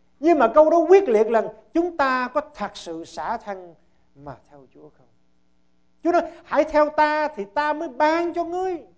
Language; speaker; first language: Vietnamese; early bilingual, heritage; Vietnamese